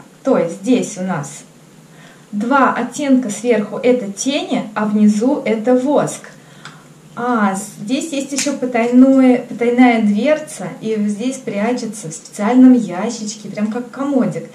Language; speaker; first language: Russian; native; Russian